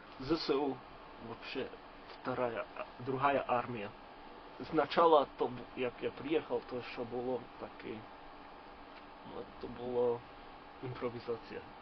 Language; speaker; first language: Ukrainian; non-native, learner; Slovak